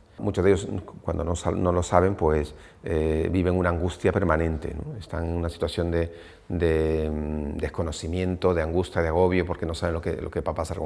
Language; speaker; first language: Spanish; native; Spanish